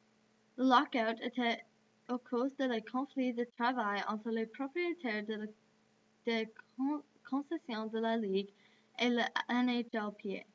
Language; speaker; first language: French; non-native, learner; English